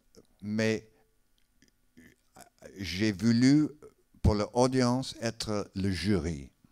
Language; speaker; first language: French; non-native, learner; English